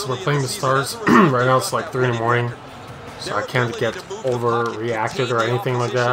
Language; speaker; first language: English; native; English